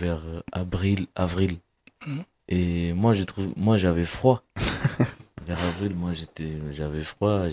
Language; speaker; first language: French; non-native, fluent; Kabuverdianu